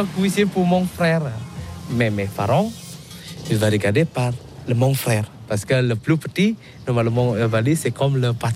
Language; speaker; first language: French; non-native, learner; Balinese